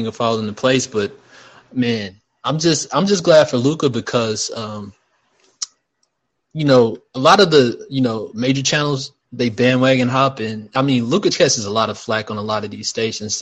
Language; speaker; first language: English; native; English